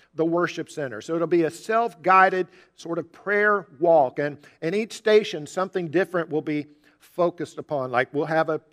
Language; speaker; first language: English; native; English